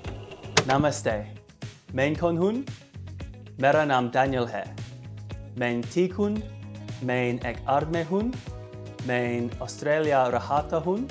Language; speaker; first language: Hindi; non-native, learner; English